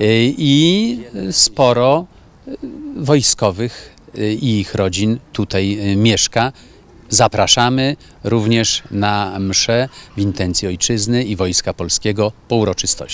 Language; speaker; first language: Polish; native; Polish